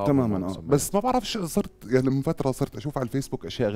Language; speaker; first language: Arabic; native; Arabic